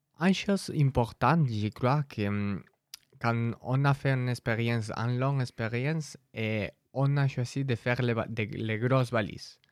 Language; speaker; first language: French; non-native, learner; Spanish